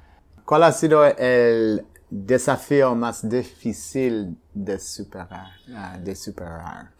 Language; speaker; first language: Spanish; non-native, learner; English